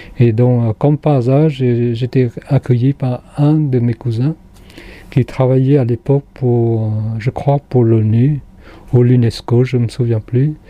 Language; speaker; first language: French; non-native, fluent; Khmer